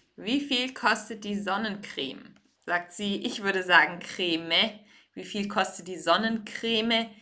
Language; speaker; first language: German; native; German